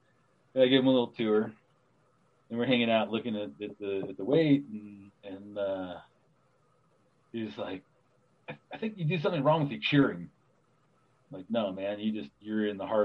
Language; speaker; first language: English; native; English